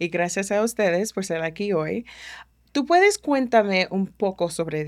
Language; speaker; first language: Spanish; early bilingual, heritage; Spanish